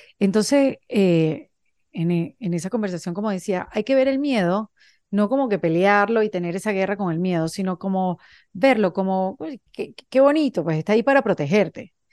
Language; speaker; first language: Spanish; native; Spanish